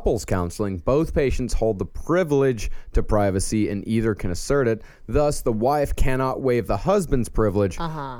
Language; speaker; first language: English; native; English